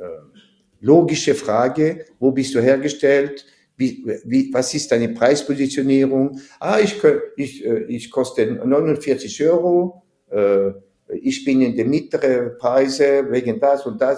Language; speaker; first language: German; non-native, fluent; French